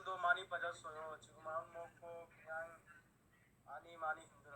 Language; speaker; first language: Korean; non-native, learner; Hindi